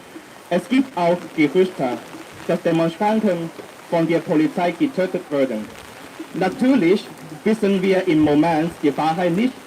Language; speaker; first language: German; non-native, fluent; Cantonese